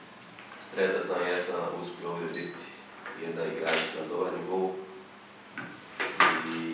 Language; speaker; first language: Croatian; non-native, learner; Portuguese